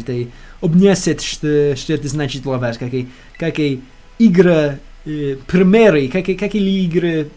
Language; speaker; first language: Russian; non-native, learner; English